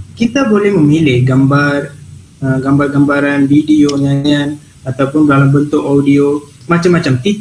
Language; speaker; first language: Malay; non-native, local second language; Tamil